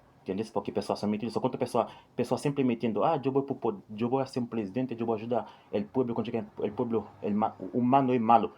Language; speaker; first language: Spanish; non-native, learner; Haitian Creole